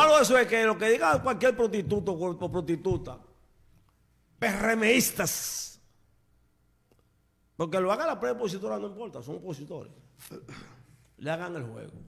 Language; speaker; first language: Spanish; native; Spanish